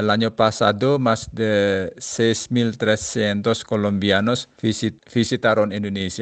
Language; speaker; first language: Spanish; non-native, fluent; Indonesian